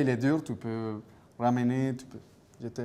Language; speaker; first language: French; non-native, fluent; Spanish